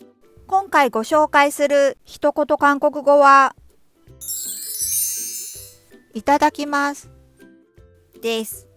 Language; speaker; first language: Japanese; non-native, fluent; Korean